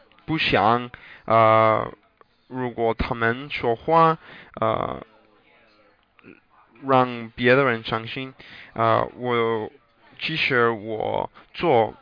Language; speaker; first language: Chinese; non-native, learner; English